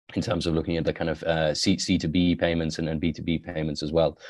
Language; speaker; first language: English; native; English